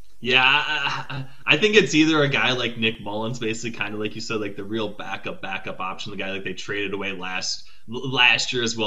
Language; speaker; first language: English; native; English